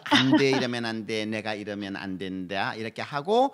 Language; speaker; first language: Korean; native; Korean